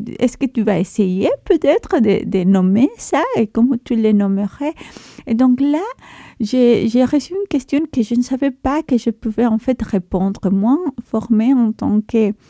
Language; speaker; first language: French; non-native, fluent; Spanish